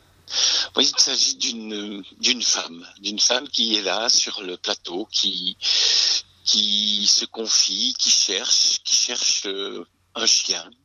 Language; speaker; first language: French; native; French